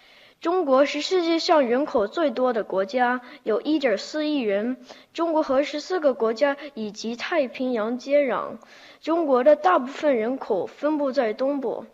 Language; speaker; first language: Chinese; early bilingual, heritage; Chinese